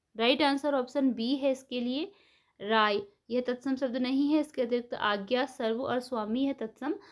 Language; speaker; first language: Hindi; native; Hindi